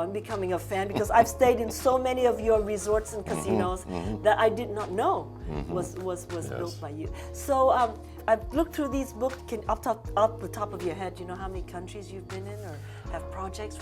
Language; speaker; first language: English; non-native, fluent; Vietnamese